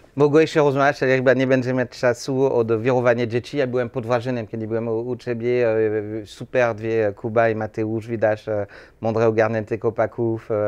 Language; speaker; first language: Polish; non-native, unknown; French